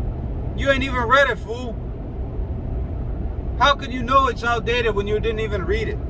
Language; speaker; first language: English; native; English